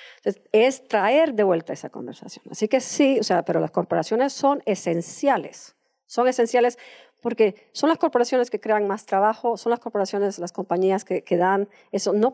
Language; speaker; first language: Spanish; non-native, fluent; English